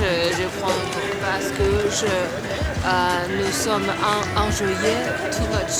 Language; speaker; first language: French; non-native, learner; Chinese